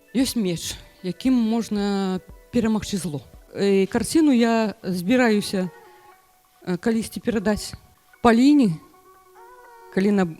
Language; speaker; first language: Belarusian; non-native, local second language; Russian